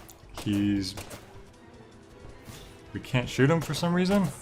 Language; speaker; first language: English; native; English